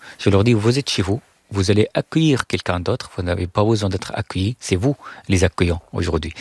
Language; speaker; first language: French; non-native, fluent; Arabic